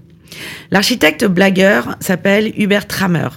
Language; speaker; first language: French; non-native, fluent; Polish